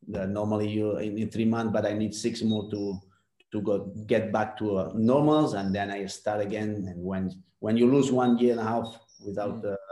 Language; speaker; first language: English; non-native, fluent; Spanish